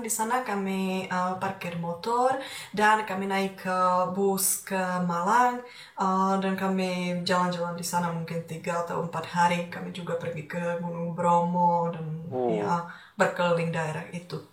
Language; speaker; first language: Indonesian; non-native, fluent; Czech